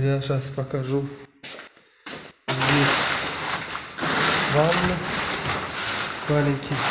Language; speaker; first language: Russian; non-native, learner; Uzbek